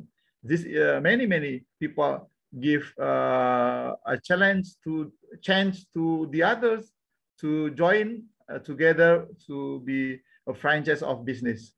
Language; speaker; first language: English; non-native, learner; Indonesian